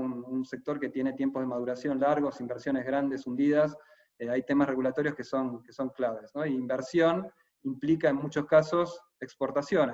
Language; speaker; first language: Spanish; native; Spanish